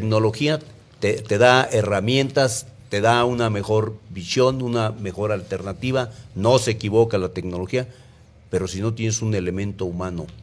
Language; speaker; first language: Spanish; native; Spanish